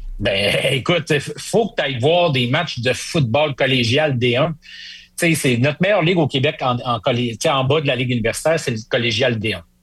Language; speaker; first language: French; native; French